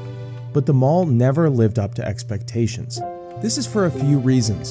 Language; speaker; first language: English; native; English